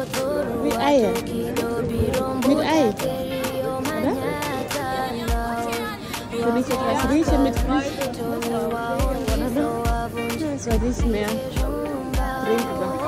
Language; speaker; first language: German; non-native, learner; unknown